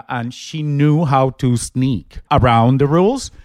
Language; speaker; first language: English; non-native, fluent; Spanish